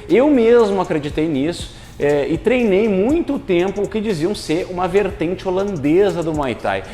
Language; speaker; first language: Portuguese; native; Portuguese